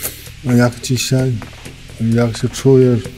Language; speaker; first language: Polish; non-native, learner; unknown